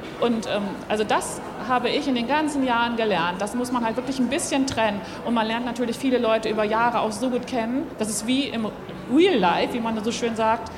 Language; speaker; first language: German; native; German